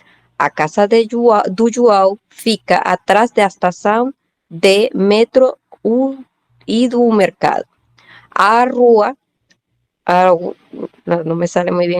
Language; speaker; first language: Portuguese; non-native, learner; Spanish